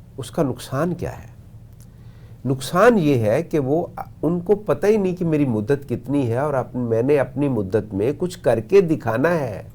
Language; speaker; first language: Urdu; non-native, local second language; Punjabi